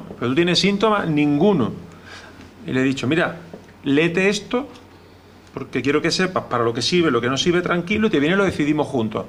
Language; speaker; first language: Spanish; native; Spanish